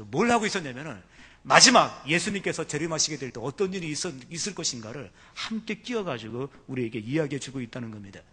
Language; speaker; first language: Korean; native; Korean